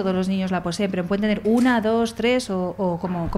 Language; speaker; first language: Spanish; native; Spanish